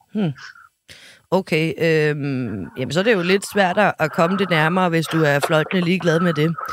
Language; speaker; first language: Danish; native; Danish